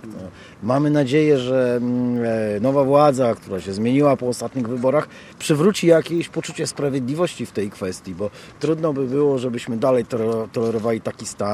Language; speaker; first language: Polish; native; Polish